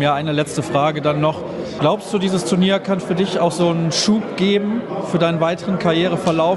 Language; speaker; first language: German; native; German